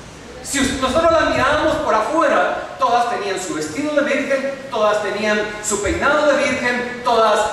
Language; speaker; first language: Spanish; native; Spanish